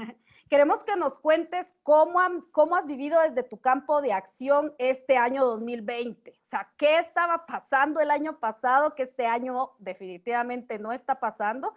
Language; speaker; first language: Spanish; native; Spanish